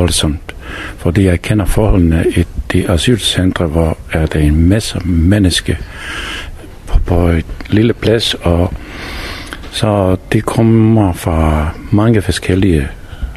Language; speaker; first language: Danish; non-native, fluent; Bosnian